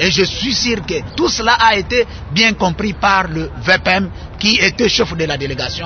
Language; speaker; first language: French; non-native, local second language; Luba-Lulua